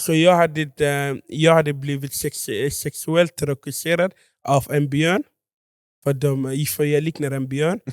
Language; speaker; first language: Swedish; non-native, fluent; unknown